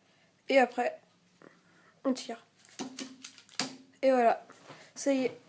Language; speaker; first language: French; native; French